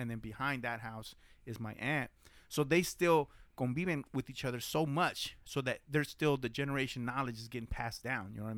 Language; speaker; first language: English; early bilingual, other home language; Spanish